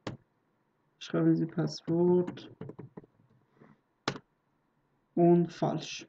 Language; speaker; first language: German; non-native, learner; Persian